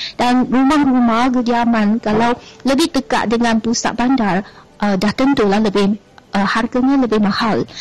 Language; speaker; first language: Malay; non-native, fluent; Chinese